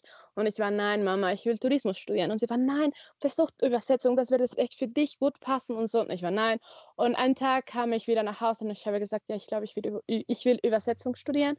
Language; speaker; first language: German; non-native, learner; Spanish